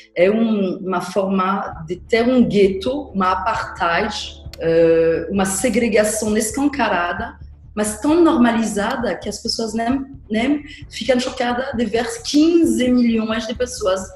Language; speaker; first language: Portuguese; non-native, fluent; French